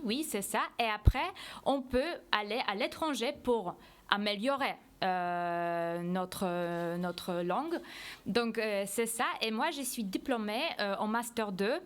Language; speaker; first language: French; non-native, fluent; Polish